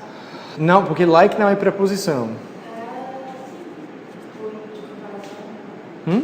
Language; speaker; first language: Portuguese; non-native, fluent; English